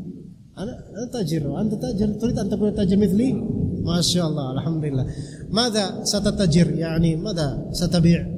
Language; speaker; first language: Arabic; non-native, fluent; Indonesian